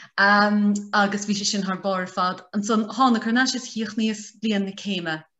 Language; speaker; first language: Irish; native; Irish